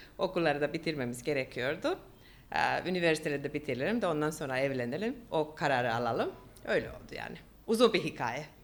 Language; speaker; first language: Turkish; non-native, fluent; Finnish